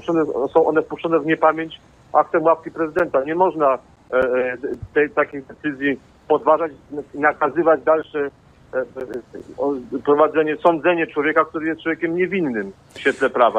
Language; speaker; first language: Polish; native; Polish